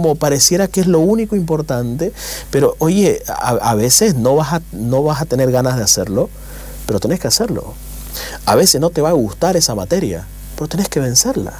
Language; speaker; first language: Spanish; native; Spanish